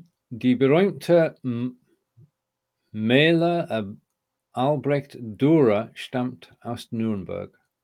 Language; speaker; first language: German; non-native, learner; English